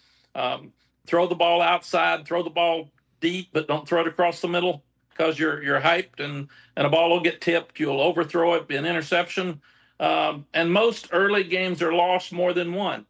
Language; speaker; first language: English; native; English